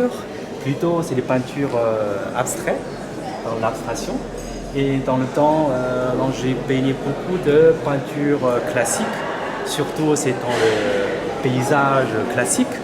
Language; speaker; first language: French; non-native, learner; Chinese